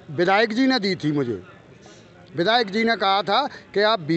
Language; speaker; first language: Hindi; native; Hindi